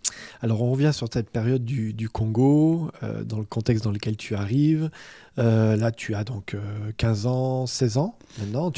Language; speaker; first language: French; native; French